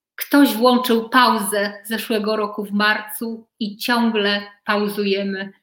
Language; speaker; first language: Polish; native; Polish